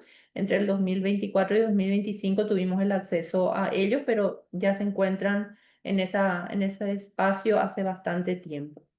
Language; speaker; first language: Spanish; native; Spanish